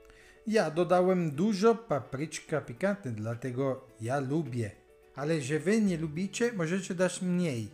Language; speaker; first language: Polish; non-native, learner; Italian